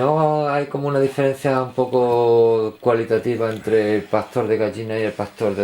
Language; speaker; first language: Spanish; early bilingual, heritage; Spanish